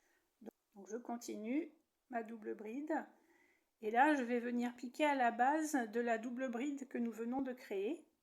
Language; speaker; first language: French; native; French